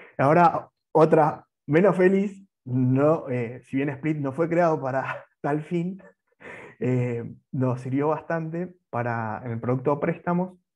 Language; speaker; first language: Spanish; native; Spanish